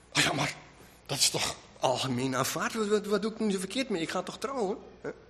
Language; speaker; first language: Dutch; non-native, local second language; Western Frisian